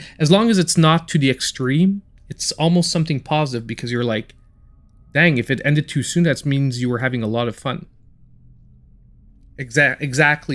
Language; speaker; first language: English; native; English